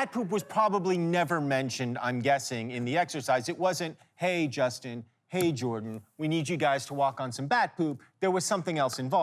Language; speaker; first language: English; native; English